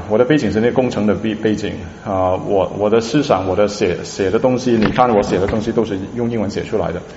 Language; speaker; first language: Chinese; non-native, local second language; Cantonese